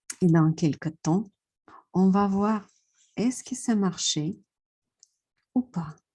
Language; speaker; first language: French; non-native, fluent; Russian